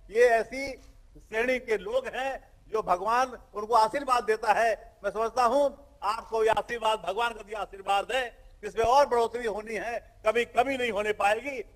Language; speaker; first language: Hindi; native; Hindi